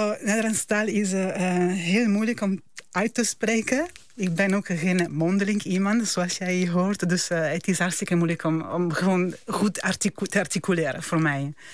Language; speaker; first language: Dutch; non-native, fluent; Italian